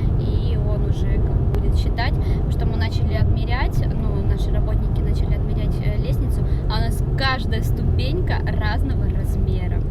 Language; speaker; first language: Russian; native; Russian